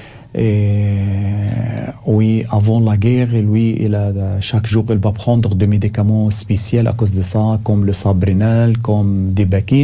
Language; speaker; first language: French; non-native, learner; Arabic